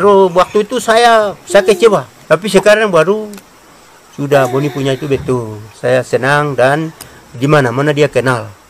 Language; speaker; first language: Indonesian; non-native, local second language; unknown